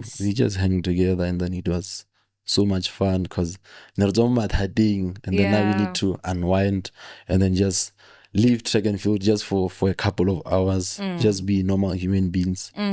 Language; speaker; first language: English; non-native, local second language; Tswana